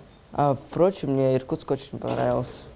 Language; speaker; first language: Russian; non-native, local second language; Bashkir